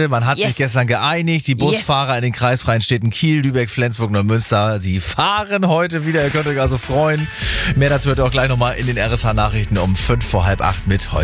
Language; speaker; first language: German; native; German